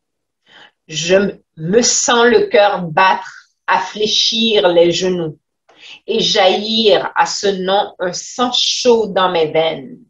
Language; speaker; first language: French; non-native, local second language; Haitian Creole